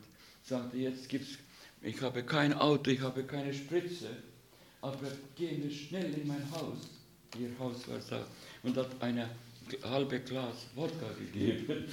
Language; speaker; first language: German; non-native, learner; Russian